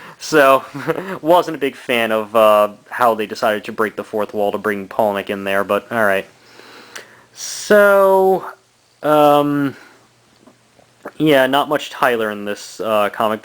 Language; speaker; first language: English; native; English